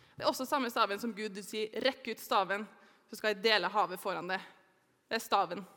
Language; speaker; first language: Norwegian; native; Norwegian